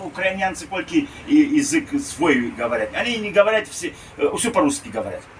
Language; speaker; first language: Russian; early bilingual, heritage; Russian